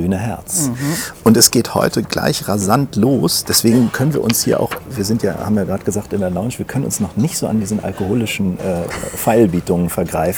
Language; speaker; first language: German; native; German